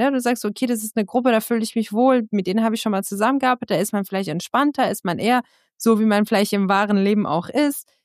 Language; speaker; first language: German; early bilingual, other home language; Persian